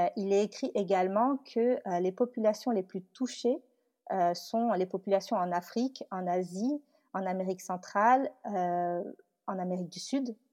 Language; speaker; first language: French; early bilingual, other home language; Tamil